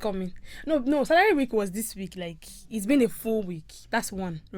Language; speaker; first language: English; non-native, local second language; Yoruba